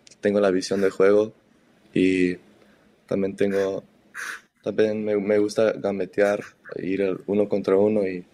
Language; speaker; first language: Spanish; early bilingual, heritage; Spanish